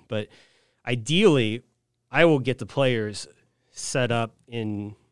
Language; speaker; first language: English; native; English